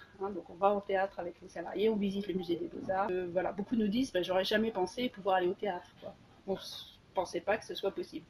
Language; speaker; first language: French; native; French